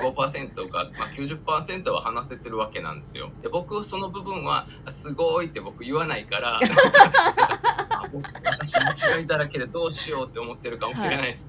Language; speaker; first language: Japanese; native; Japanese